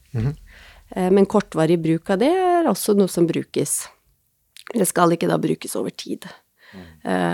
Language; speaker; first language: Norwegian; native; Norwegian